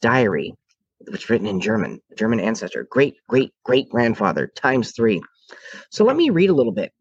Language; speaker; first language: English; native; English